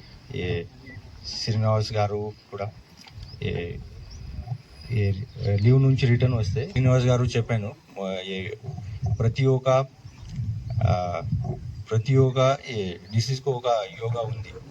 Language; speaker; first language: Telugu; non-native, learner; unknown